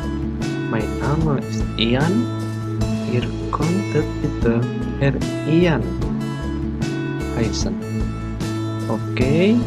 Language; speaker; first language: German; non-native, learner; Indonesian